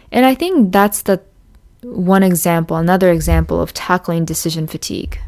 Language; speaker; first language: English; early bilingual, other home language; Japanese